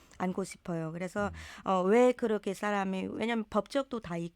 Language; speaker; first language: Korean; non-native, learner; Vietnamese